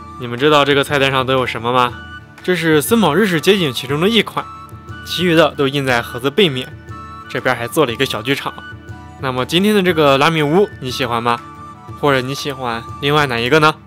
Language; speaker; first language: Chinese; native; Chinese